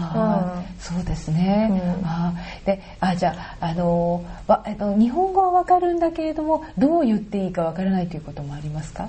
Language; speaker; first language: Japanese; native; Japanese